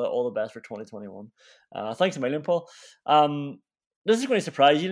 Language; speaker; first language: English; native; English